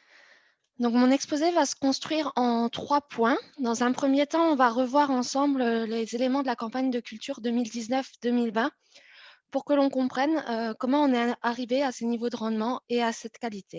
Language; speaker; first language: French; native; French